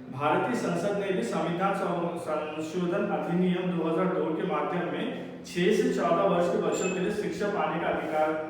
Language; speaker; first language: Hindi; non-native, local second language; Telugu